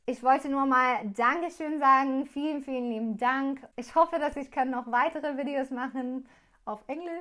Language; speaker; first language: German; non-native, learner; English